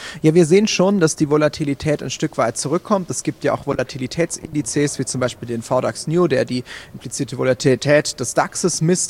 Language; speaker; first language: German; native; German